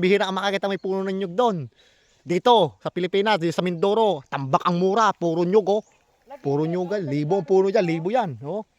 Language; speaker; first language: Filipino; non-native, local second language; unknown